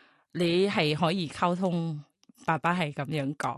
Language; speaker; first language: Chinese; non-native, fluent; Thai